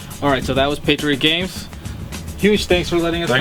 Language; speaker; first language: English; native; English